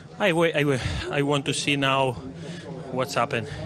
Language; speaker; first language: English; non-native, learner; Italian